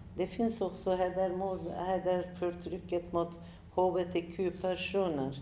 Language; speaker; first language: Swedish; non-native, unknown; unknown